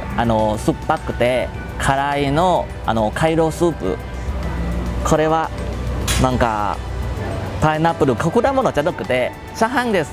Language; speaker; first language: Japanese; non-native, learner; Thai